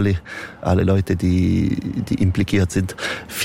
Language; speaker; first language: German; non-native, local second language; French